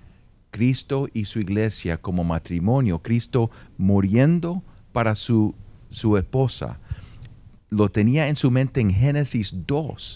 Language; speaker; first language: Spanish; early bilingual, heritage; Spanish